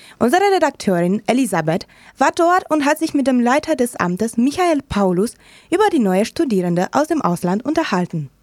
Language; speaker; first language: German; non-native, fluent; Romanian